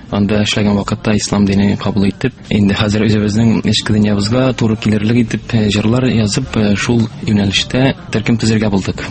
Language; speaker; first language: Tatar; native; Tatar